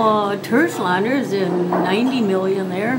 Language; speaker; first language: Norwegian; early bilingual, heritage; English